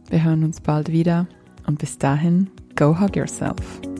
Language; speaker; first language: German; native; German